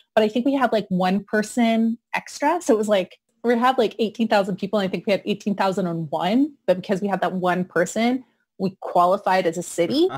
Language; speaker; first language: English; native; English